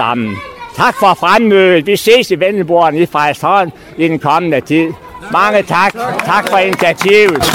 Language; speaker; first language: Danish; native; Danish